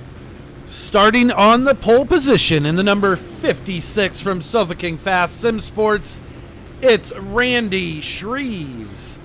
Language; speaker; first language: English; native; English